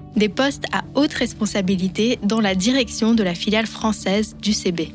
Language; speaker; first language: French; native; French